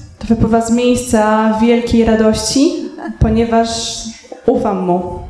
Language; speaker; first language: Polish; native; Polish